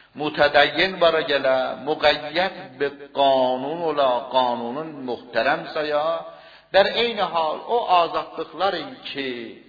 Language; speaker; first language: Persian; non-native, local second language; Azerbaijani